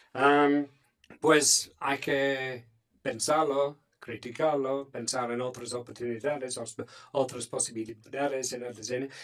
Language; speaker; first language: Spanish; non-native, fluent; English